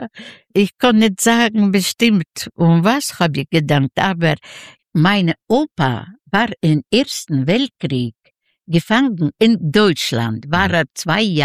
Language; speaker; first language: German; non-native, learner; Yiddish